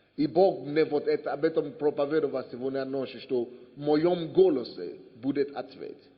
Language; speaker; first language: Russian; non-native, fluent; Yoruba